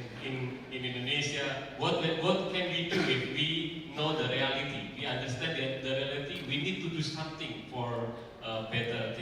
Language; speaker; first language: English; non-native, fluent; Indonesian